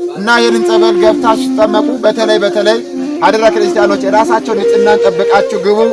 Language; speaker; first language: Amharic; native; Amharic